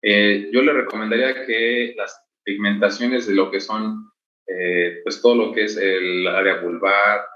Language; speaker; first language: Spanish; native; Spanish